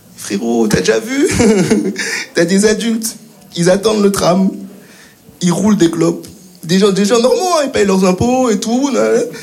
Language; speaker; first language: French; native; French